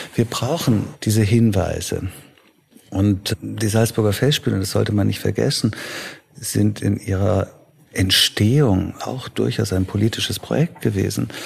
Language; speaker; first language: German; native; German